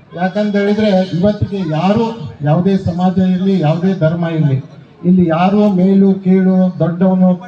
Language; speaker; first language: Kannada; native; Kannada